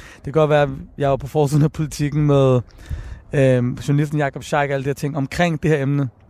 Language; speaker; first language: Danish; early bilingual, other home language; Persian